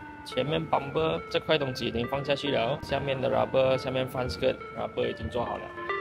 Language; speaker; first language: Chinese; native; Chinese